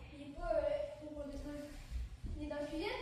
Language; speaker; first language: French; native; French